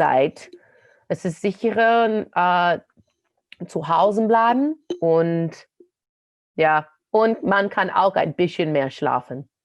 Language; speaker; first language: German; non-native, fluent; English